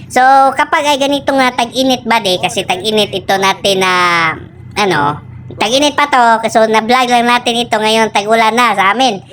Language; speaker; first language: Filipino; non-native, local second language; Cebuano